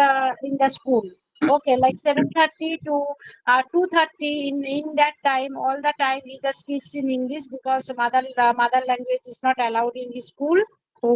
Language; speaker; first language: English; non-native, learner; Bangla